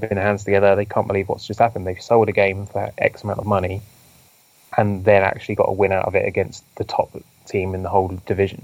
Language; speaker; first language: English; native; English